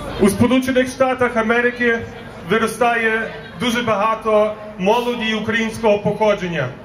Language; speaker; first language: Ukrainian; early bilingual, heritage; Ukrainian